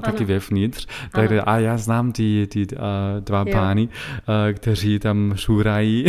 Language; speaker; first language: Czech; non-native, learner; German